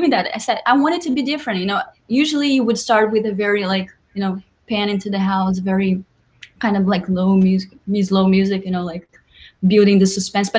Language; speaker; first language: English; non-native, fluent; Portuguese